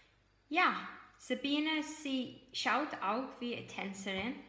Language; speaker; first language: German; non-native, fluent; English